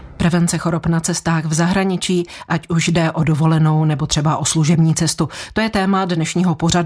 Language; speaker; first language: Czech; native; Czech